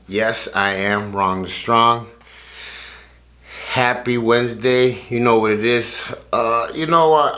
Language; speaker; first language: English; native; English